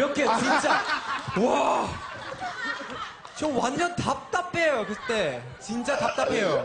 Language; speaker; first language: Korean; non-native, learner; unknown